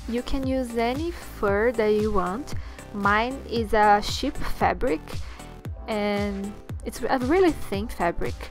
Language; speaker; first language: English; non-native, learner; Portuguese